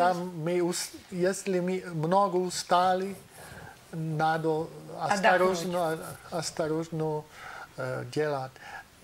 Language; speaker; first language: Russian; non-native, learner; Italian